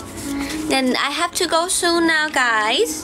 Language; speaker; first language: English; non-native, fluent; Thai